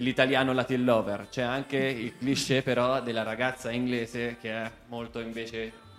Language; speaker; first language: Italian; native; Italian